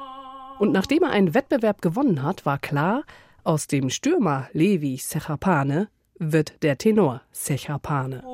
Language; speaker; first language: German; native; German